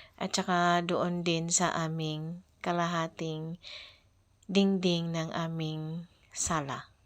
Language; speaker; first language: Filipino; non-native, local second language; Cebuano